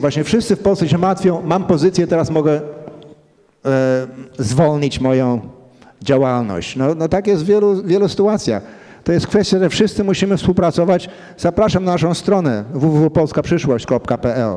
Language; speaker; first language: Polish; early bilingual, heritage; Polish